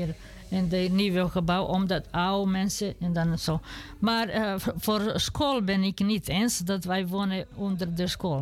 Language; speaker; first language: Dutch; non-native, learner; Serbian